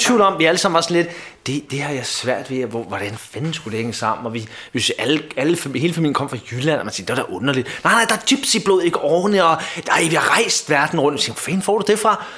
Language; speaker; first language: Danish; native; Danish